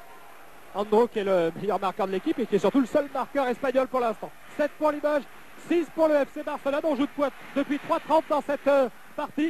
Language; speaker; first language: French; native; French